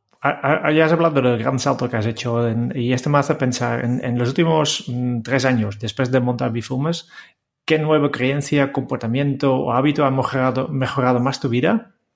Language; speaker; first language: Spanish; non-native, fluent; Dutch